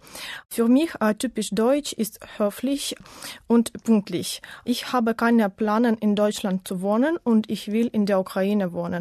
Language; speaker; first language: German; non-native, learner; Ukrainian